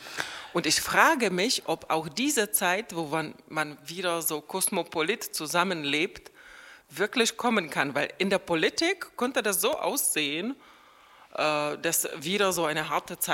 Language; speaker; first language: German; non-native, fluent; Czech